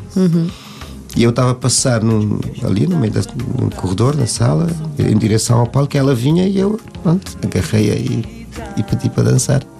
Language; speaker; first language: Portuguese; non-native, local second language; Kabuverdianu